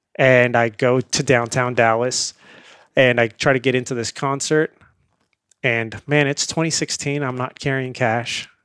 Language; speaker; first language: English; early bilingual, other home language; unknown